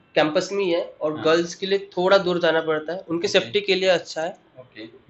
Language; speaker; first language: Hindi; non-native, local second language; Marathi